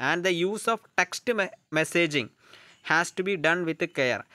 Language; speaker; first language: English; non-native, local second language; Malayalam